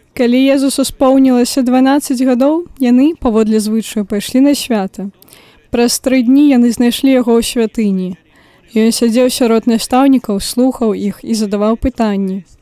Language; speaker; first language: Belarusian; native; Belarusian